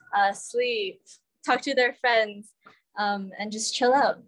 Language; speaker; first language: English; native; English